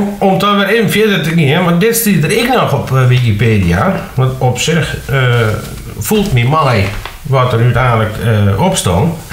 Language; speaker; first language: Dutch; non-native, local second language; Western Frisian